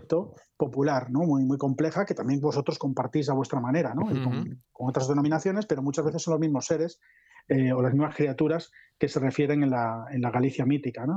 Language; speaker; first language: Spanish; native; Spanish